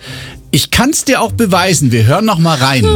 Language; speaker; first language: German; native; German